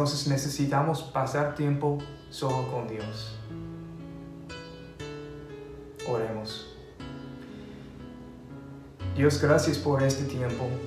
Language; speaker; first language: Spanish; non-native, fluent; English